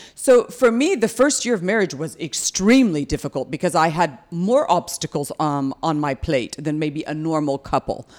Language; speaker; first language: English; native; English